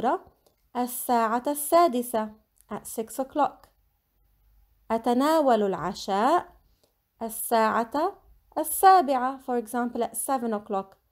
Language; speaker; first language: Arabic; non-native, fluent; English